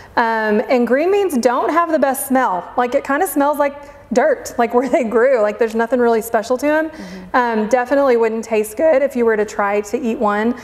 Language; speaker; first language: English; native; English